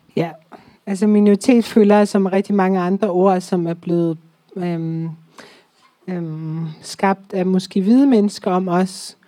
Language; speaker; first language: Danish; early bilingual, other home language; Persian